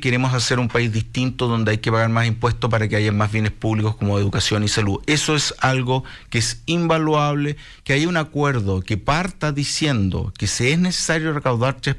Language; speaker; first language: Spanish; native; Spanish